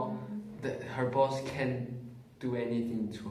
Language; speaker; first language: English; non-native, learner; Chinese